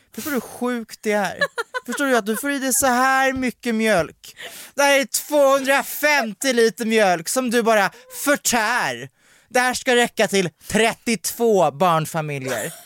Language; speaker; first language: Swedish; native; Swedish